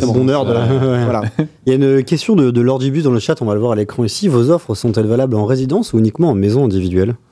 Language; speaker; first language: French; native; French